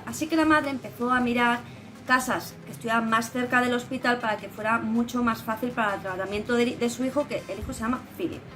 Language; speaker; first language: Spanish; native; Spanish